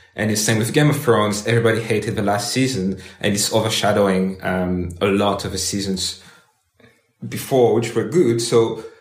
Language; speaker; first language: English; non-native, fluent; French